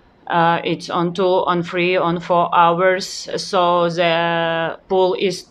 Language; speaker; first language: English; non-native, learner; Ukrainian